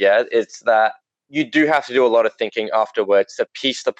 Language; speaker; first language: English; native; English